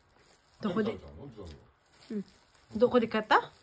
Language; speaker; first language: Japanese; non-native, learner; Filipino